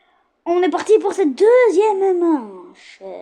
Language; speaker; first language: French; native; French